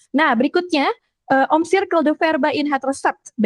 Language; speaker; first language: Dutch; non-native, fluent; Indonesian